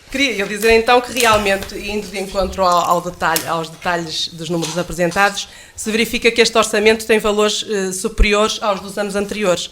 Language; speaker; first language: Portuguese; native; Portuguese